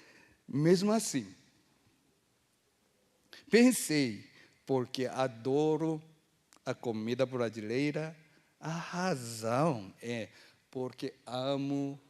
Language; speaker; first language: Portuguese; non-native, fluent; Korean